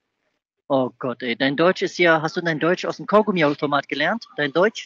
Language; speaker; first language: German; native; German